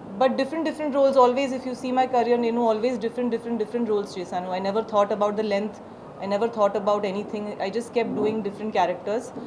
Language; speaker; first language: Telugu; non-native, learner; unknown